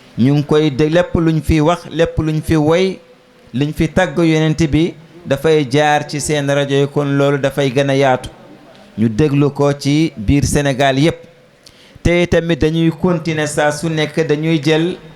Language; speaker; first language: Wolof; non-native, local second language; Fula